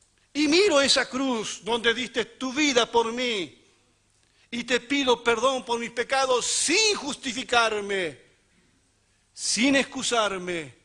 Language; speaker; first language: Spanish; native; Spanish